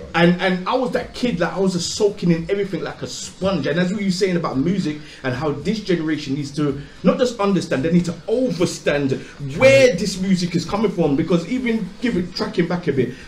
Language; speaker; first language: English; native; English